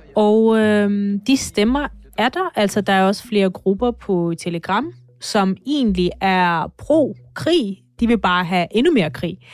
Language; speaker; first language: Danish; non-native, fluent; Russian